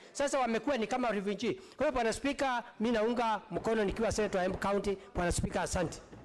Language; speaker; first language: Swahili; non-native, local second language; Embu